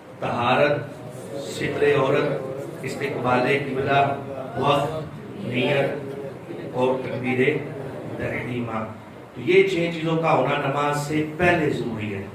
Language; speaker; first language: Urdu; non-native, local second language; Punjabi